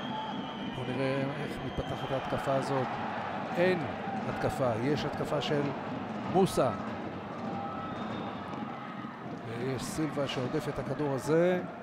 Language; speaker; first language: Hebrew; native; Hebrew